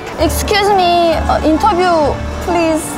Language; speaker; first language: English; non-native, learner; Korean